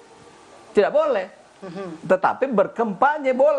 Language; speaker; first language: Indonesian; native; Indonesian